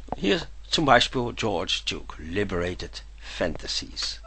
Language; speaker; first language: German; non-native, learner; Dutch